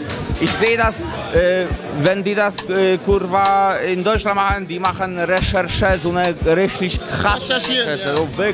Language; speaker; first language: German; non-native, fluent; Polish